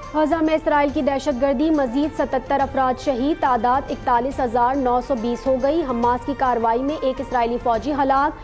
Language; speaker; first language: Urdu; native; Urdu